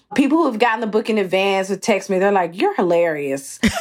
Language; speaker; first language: English; native; English